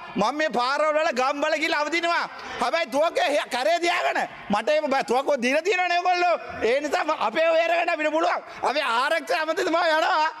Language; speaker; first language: Sinhala; non-native, local second language; Tamil